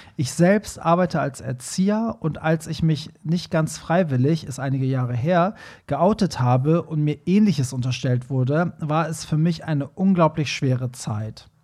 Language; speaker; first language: German; early bilingual, other home language; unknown